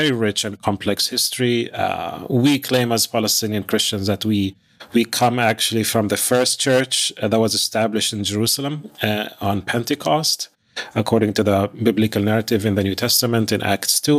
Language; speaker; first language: English; non-native, fluent; Arabic